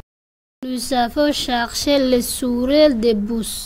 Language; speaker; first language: French; non-native, learner; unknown